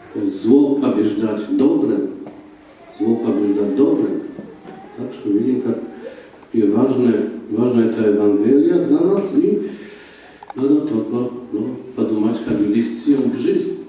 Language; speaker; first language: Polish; non-native, learner; Russian